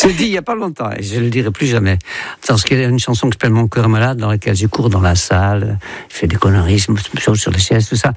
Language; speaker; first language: French; non-native, fluent; Dutch